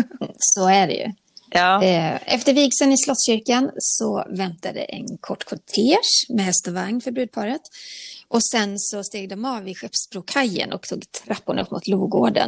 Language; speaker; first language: Swedish; native; Swedish